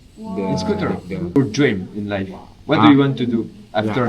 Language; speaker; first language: English; non-native, learner; French